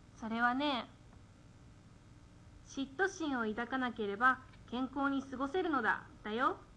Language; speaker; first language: Japanese; native; Japanese